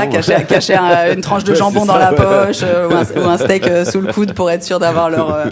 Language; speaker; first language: French; native; French